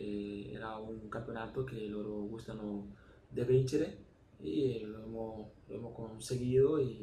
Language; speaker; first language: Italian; non-native, learner; Spanish